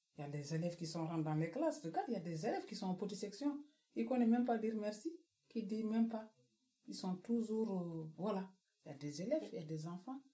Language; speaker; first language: French; non-native, local second language; Wolof